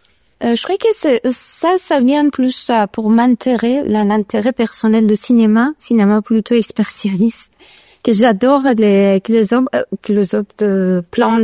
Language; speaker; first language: French; non-native, learner; Persian